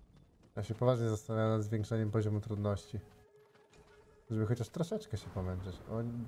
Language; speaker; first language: Polish; native; Polish